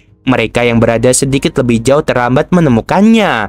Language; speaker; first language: Indonesian; native; Indonesian